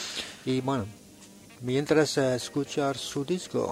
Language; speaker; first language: Spanish; non-native, learner; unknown